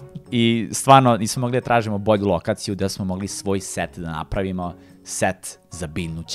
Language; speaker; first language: Serbian; native; Serbian